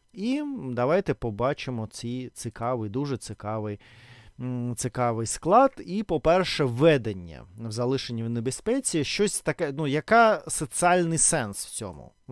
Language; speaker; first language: Ukrainian; non-native, local second language; Russian